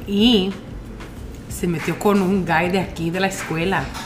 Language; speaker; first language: Spanish; early bilingual, heritage; Spanish